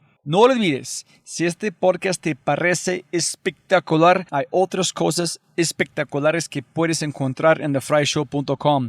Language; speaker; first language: Spanish; non-native, fluent; English